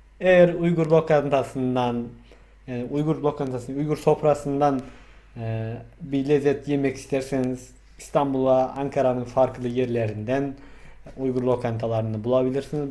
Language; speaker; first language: Turkish; non-native, fluent; Mongolian